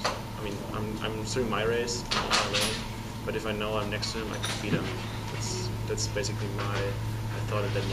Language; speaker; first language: English; non-native, fluent; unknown